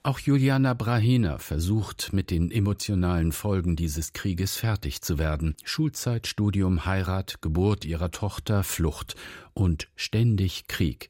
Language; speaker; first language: German; native; German